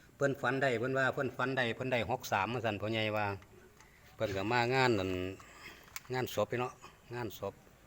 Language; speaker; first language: Thai; native; Thai